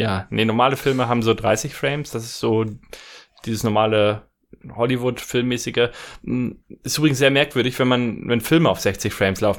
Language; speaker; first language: German; native; German